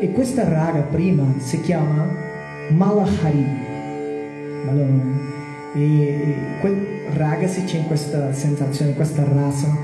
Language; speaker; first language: Italian; non-native, learner; Portuguese